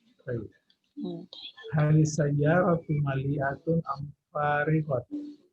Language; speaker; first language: Arabic; non-native, fluent; Indonesian